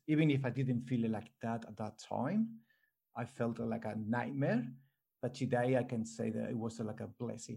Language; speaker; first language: English; non-native, fluent; Spanish